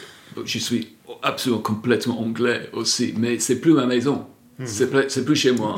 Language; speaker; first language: French; non-native, fluent; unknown